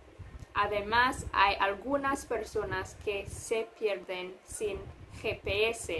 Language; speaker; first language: Spanish; non-native, fluent; English